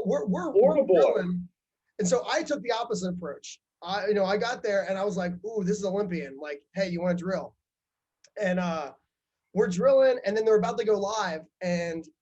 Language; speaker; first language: English; native; English